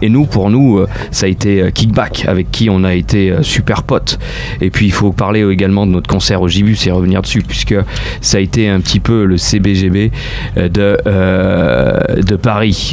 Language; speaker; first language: French; native; French